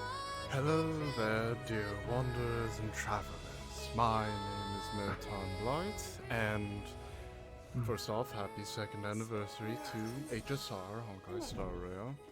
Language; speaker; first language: English; native; English